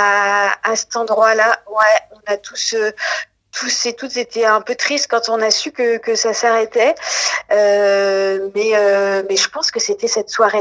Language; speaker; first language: French; non-native, local second language; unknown